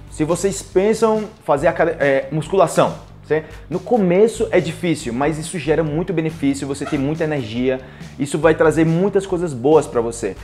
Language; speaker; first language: Portuguese; native; Portuguese